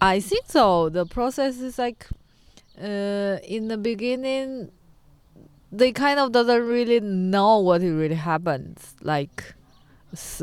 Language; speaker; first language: English; non-native, learner; Chinese